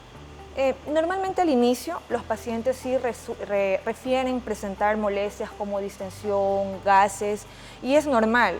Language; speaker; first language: Spanish; native; Spanish